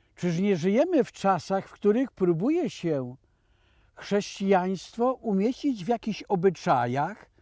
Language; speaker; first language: Polish; native; Polish